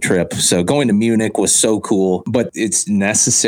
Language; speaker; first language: English; native; English